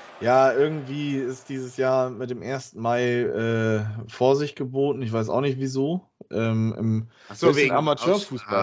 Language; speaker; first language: German; native; German